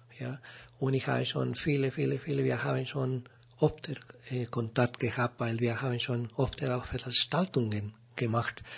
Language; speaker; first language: German; non-native, learner; Spanish